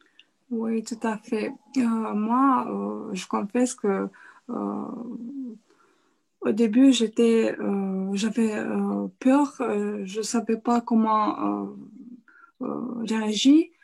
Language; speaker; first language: French; non-native, fluent; Romanian